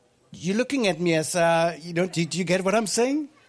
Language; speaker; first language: English; non-native, fluent; German